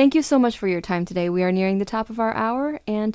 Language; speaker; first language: English; native; English